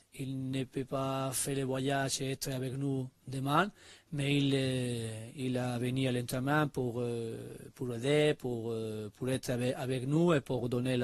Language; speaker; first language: French; non-native, learner; Spanish